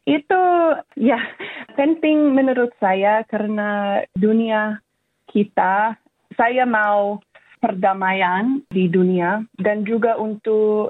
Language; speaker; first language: Indonesian; non-native, fluent; English